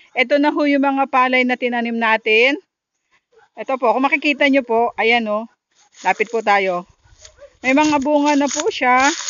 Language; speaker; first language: Filipino; non-native, local second language; Iloko